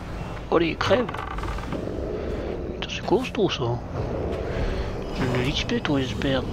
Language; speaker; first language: French; native; French